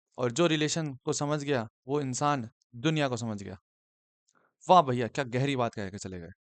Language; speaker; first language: Hindi; native; Hindi